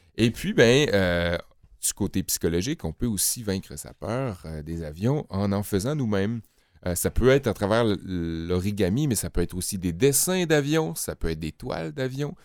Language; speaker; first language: French; native; French